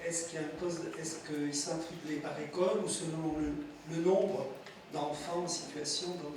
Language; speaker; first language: French; native; French